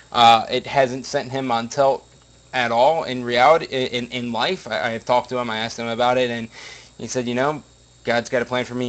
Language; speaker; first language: English; native; English